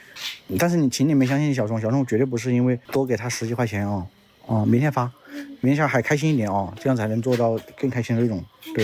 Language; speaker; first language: Chinese; native; Chinese